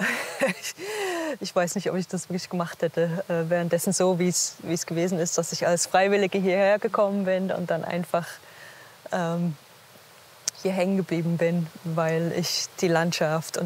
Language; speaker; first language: German; native; German